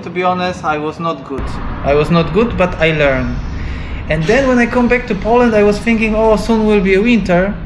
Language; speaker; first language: English; non-native, learner; Polish